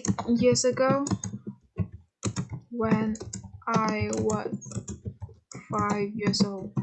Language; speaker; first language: English; non-native, fluent; Vietnamese